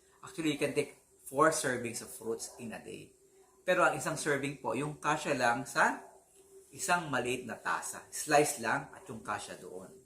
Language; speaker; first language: Filipino; native; Filipino